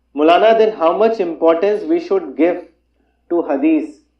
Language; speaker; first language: English; non-native, local second language; Urdu